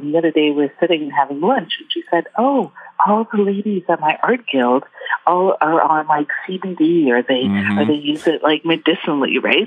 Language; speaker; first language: English; early bilingual, other home language; Hebrew